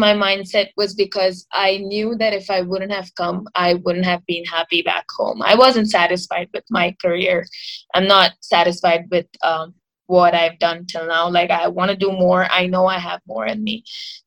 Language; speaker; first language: English; non-native, local second language; Marathi